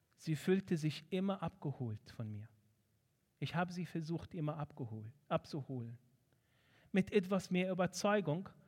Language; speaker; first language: German; non-native, fluent; Arabic